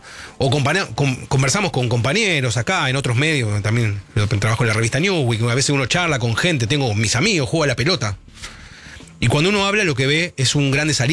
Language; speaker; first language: Spanish; native; Spanish